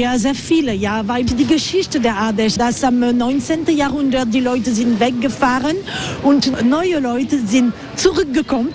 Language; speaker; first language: German; non-native, learner; French